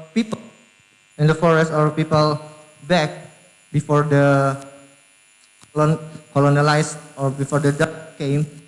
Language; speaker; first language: English; non-native, learner; Indonesian